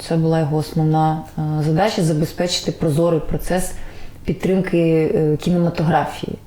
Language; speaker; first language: Ukrainian; native; Ukrainian